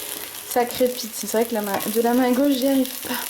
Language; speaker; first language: French; native; French